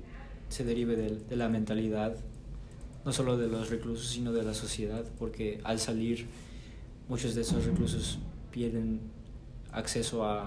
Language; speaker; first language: Spanish; early bilingual, heritage; Spanish